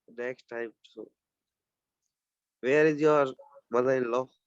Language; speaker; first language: English; non-native, learner; Urdu